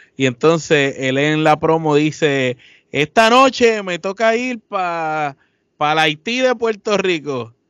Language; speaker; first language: Spanish; native; Spanish